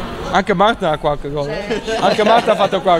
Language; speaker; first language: Italian; non-native, fluent; Dutch